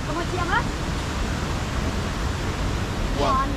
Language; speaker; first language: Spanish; non-native, learner; French